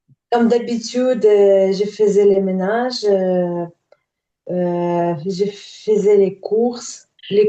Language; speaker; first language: French; non-native, learner; Ukrainian